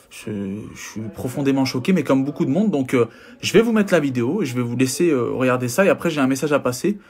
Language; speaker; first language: French; native; French